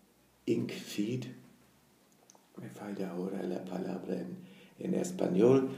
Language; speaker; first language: Spanish; non-native, fluent; German